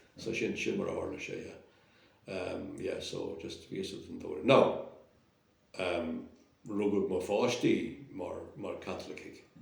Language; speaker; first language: Irish; non-native, local second language; English